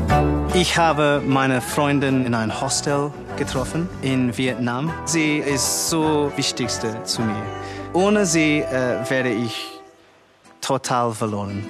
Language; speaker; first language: German; non-native, learner; English